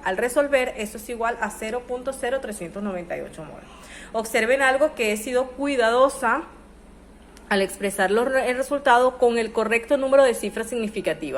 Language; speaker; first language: Spanish; native; Spanish